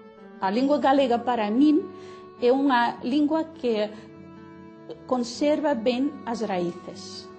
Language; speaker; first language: Galician; non-native, fluent; Russian